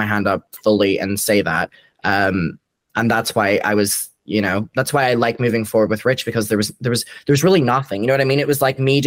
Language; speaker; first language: English; native; English